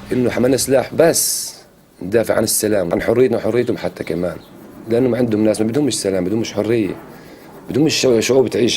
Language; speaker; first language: Arabic; native; Arabic